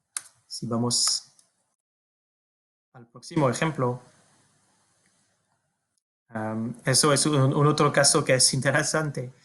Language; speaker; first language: Spanish; non-native, fluent; French